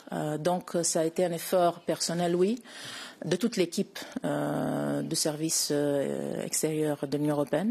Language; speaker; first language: French; non-native, fluent; Italian